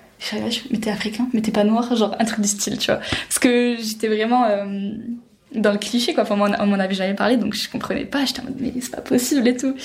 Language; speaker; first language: French; native; French